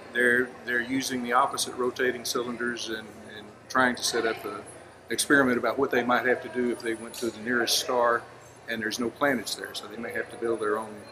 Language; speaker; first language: English; native; English